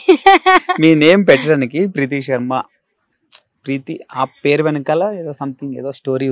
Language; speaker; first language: Telugu; native; Telugu